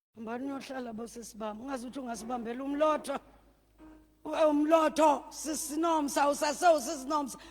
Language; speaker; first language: Zulu; non-native, local second language; Swati